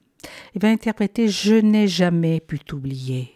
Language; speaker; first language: French; native; French